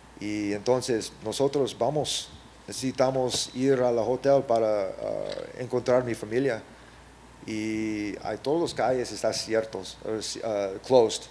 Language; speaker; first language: Spanish; non-native, learner; English